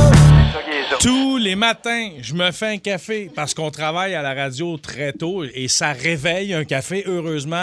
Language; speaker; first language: French; native; French